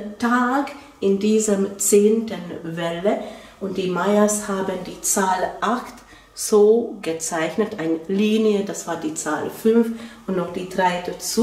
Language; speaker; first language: German; non-native, fluent; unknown